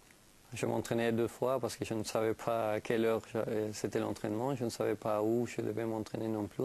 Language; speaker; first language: French; non-native, fluent; Spanish